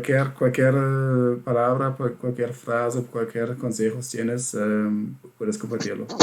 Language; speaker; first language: Spanish; non-native, fluent; German